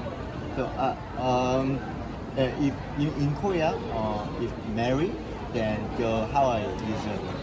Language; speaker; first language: English; non-native, learner; Korean